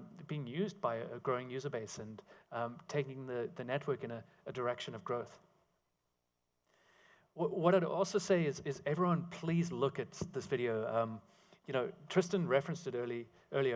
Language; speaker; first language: English; native; English